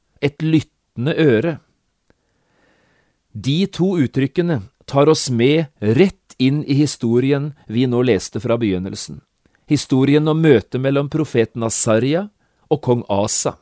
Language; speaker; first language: Norwegian; native; Norwegian